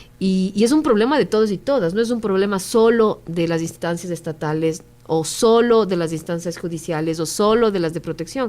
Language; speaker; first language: Spanish; native; Spanish